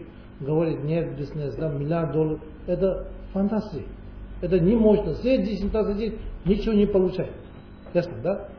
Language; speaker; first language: Russian; non-native, learner; Tibetan